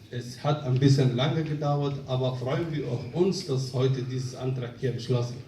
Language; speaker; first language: German; non-native, fluent; Somali